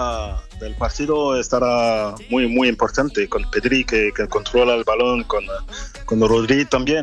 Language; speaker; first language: Spanish; non-native, fluent; French